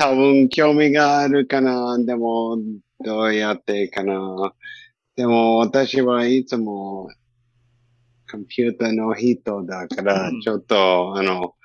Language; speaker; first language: Japanese; non-native, learner; English